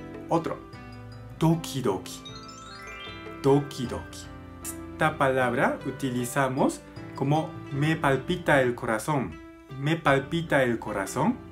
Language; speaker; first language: Spanish; non-native, learner; Japanese